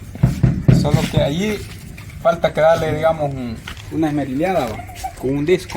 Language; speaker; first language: Spanish; native; Spanish